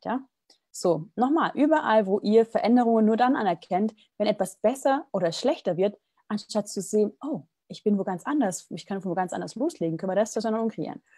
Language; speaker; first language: German; native; German